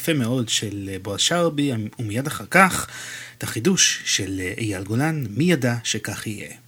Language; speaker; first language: Hebrew; native; Hebrew